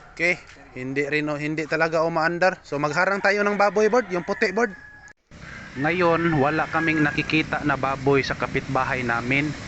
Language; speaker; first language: Filipino; native; Filipino